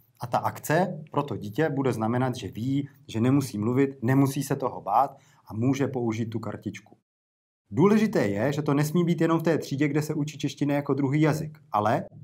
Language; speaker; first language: Czech; native; Czech